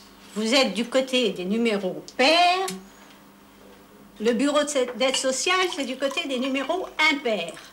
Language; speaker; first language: French; native; French